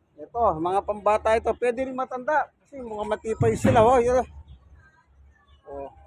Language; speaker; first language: Filipino; native; Filipino